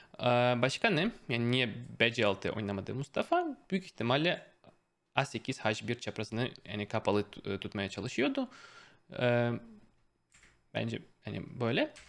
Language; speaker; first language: Turkish; non-native, fluent; Russian